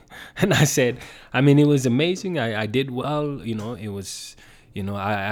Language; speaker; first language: English; non-native, fluent; Swedish